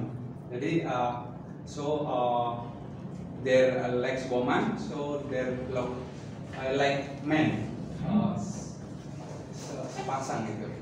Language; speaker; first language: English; non-native, learner; Indonesian